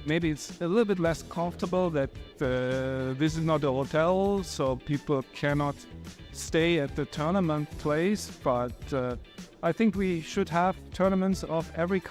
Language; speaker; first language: English; non-native, fluent; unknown